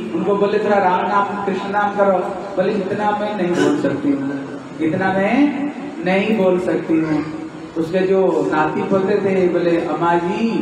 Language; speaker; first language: Hindi; native; Hindi